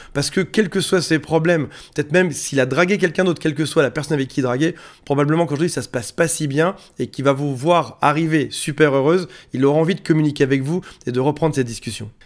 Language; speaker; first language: French; native; French